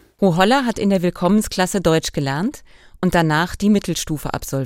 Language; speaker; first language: German; native; German